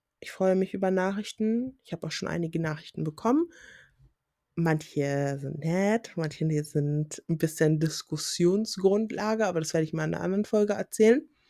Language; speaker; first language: German; native; German